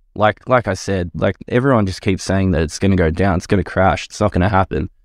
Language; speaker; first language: English; native; English